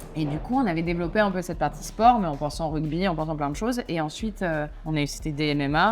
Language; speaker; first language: French; native; French